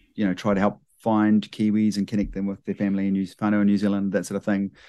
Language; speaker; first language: English; native; English